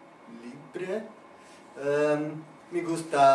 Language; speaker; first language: Spanish; non-native, learner; Dutch